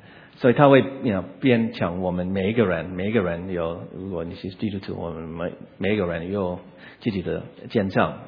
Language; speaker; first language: Chinese; non-native, learner; English